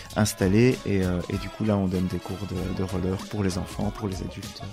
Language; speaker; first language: French; native; French